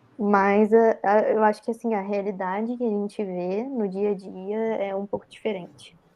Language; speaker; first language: Portuguese; native; Portuguese